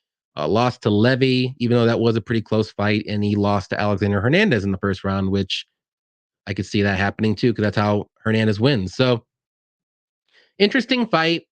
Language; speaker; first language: English; native; English